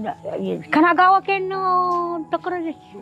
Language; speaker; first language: Japanese; non-native, learner; Filipino